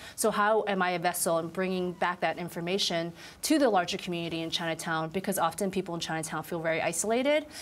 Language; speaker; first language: English; native; English